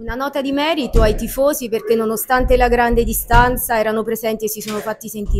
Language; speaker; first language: Italian; native; Italian